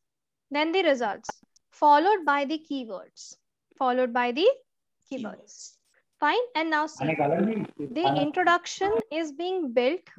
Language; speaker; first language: English; non-native, local second language; Hindi